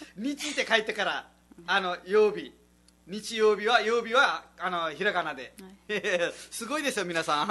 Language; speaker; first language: Japanese; non-native, fluent; Nepali